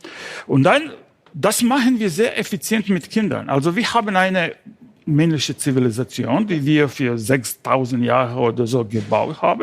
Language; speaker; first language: German; non-native, learner; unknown